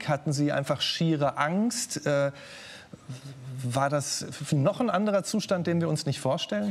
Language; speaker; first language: German; native; German